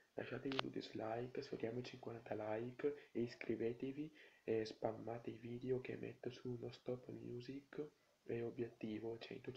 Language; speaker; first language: Italian; native; Italian